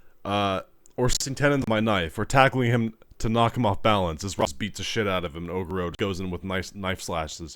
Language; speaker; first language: English; native; English